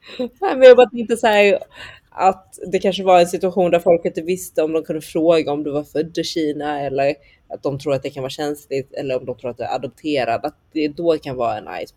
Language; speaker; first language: Swedish; early bilingual, other home language; Chinese